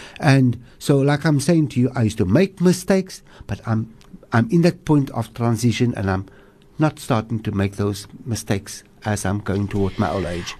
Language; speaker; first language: English; native; English